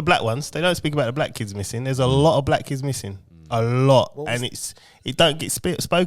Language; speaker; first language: English; native; English